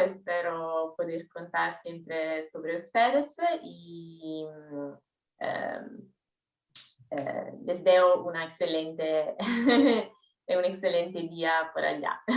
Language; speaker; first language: Spanish; non-native, fluent; Italian